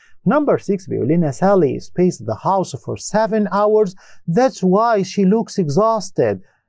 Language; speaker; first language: English; non-native, fluent; Arabic